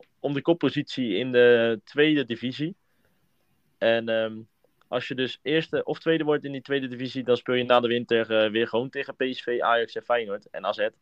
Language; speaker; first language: Dutch; native; Dutch